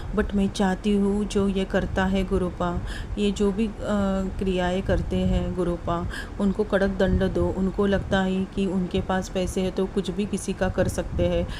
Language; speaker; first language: Hindi; non-native, local second language; Marathi